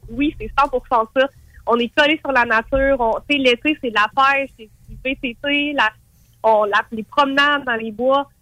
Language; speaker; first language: French; native; French